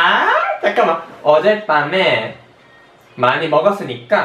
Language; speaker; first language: Korean; non-native, learner; Japanese